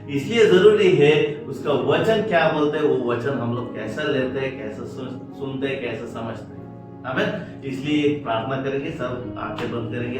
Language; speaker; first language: Hindi; non-native, local second language; Kannada